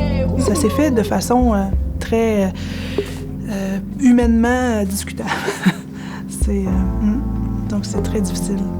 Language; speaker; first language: French; native; French